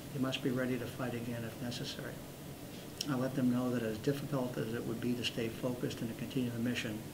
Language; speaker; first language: English; native; English